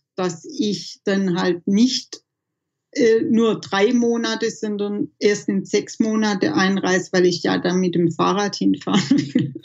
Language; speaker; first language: German; native; German